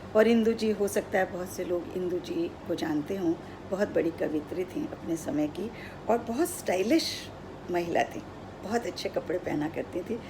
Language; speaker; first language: Hindi; non-native, local second language; Odia